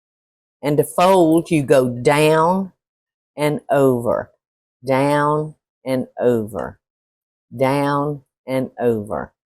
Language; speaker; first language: English; native; English